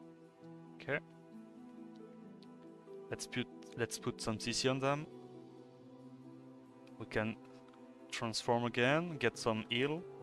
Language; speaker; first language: English; non-native, fluent; French